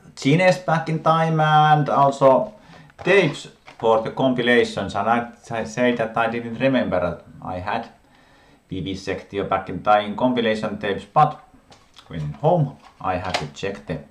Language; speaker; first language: English; non-native, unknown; Finnish